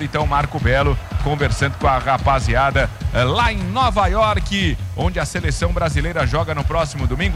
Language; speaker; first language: Portuguese; native; Portuguese